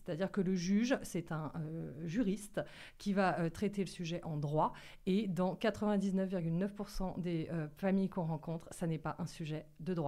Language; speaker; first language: French; native; French